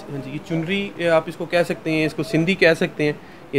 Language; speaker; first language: Urdu; native; Urdu